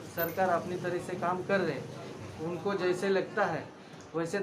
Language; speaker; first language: Hindi; non-native, local second language; Marathi